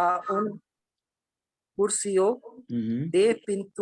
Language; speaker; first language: Spanish; non-native, learner; Hindi